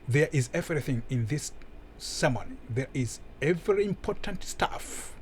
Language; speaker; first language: English; non-native, local second language; Swahili